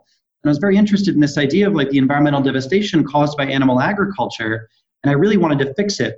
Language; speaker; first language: English; native; English